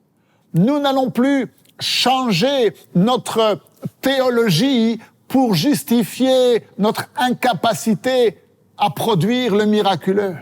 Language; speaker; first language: French; native; French